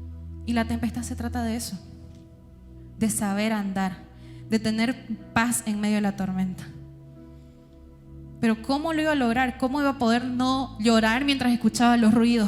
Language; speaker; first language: Spanish; native; Spanish